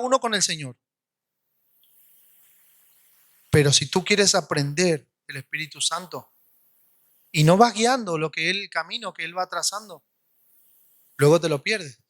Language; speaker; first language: Spanish; native; Spanish